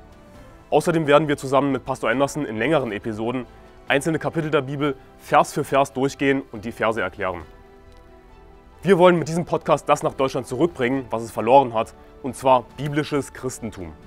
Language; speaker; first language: German; native; German